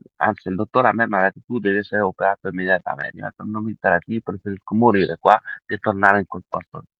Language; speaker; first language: Italian; early bilingual, other home language; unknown